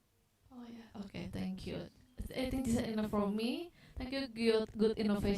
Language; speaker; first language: English; non-native, learner; Indonesian